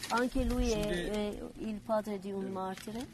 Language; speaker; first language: Italian; non-native, learner; Kurdish